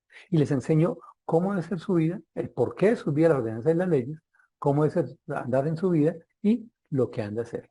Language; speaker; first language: Spanish; native; Spanish